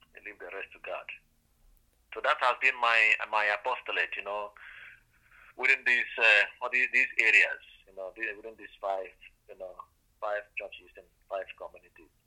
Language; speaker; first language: English; non-native, local second language; Igbo